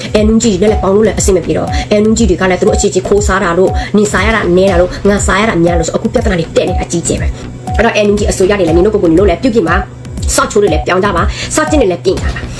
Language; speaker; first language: Burmese; non-native, local second language; S'gaw Karen